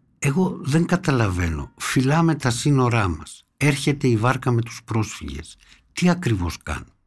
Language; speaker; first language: Greek; native; Greek